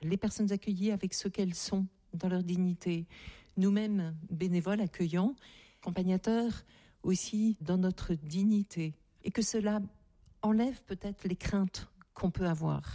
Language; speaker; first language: French; native; French